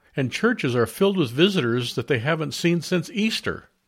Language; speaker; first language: English; native; English